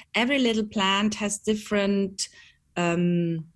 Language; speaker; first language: English; non-native, fluent; German